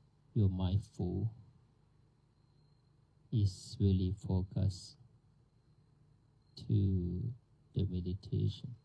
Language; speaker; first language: English; non-native, learner; Thai